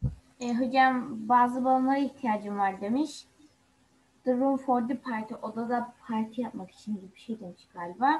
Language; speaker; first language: Turkish; native; Turkish